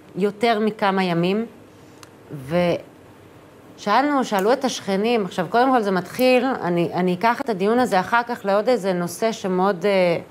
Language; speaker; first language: Hebrew; native; Hebrew